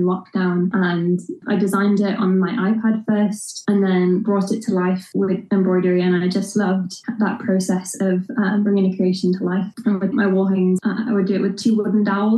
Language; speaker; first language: English; native; English